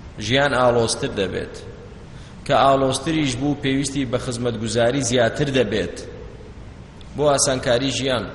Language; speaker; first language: Central Kurdish; non-native, local second language; Kurdish